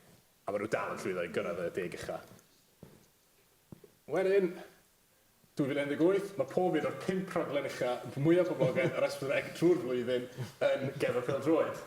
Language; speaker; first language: Welsh; native; Welsh